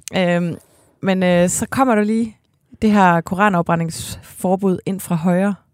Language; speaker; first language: Danish; native; Danish